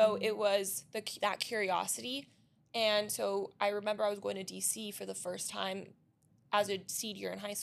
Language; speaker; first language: English; early bilingual, other home language; Spanish